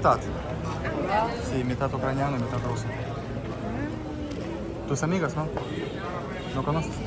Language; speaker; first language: Spanish; non-native, learner; Russian